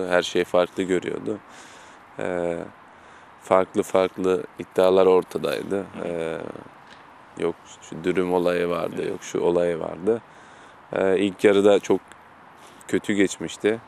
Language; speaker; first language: Turkish; early bilingual, heritage; German